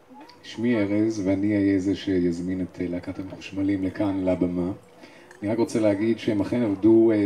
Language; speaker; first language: Hebrew; native; Hebrew